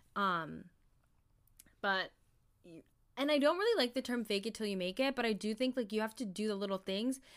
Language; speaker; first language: English; early bilingual, other home language; Somali